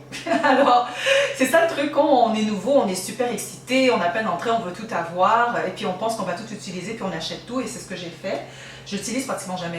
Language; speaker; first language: French; native; French